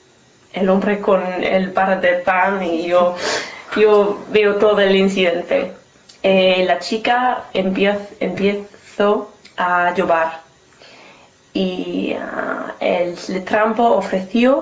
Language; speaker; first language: Spanish; non-native, learner; English